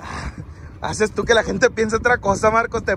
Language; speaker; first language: Spanish; native; Spanish